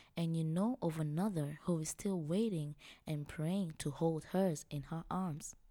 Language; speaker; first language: English; non-native, local second language; Swahili